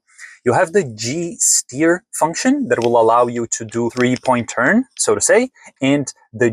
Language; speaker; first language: English; native; English